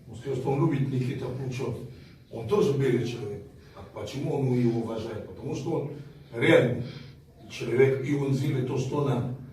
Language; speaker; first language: Russian; non-native, fluent; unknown